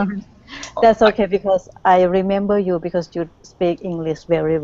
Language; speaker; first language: English; non-native, learner; Thai